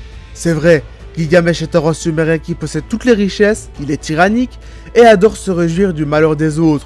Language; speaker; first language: French; native; French